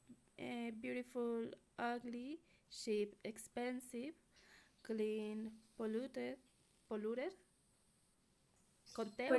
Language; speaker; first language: English; non-native, learner; Spanish